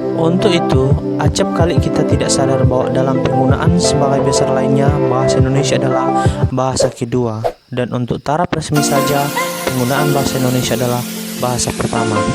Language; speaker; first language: Indonesian; non-native, local second language; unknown